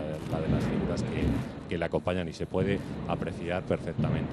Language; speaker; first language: Spanish; native; Spanish